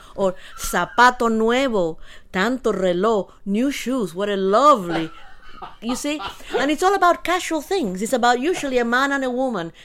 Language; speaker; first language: English; early bilingual, other home language; Spanish